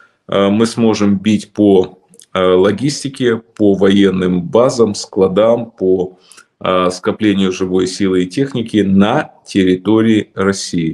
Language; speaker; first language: Russian; native; Russian